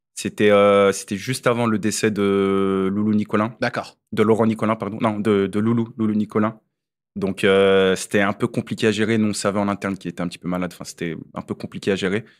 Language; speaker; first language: French; native; French